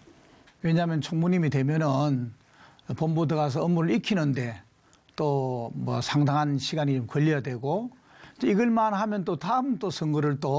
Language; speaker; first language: Korean; native; Korean